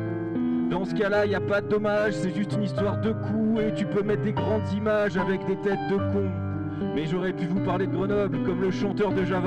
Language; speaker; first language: French; native; French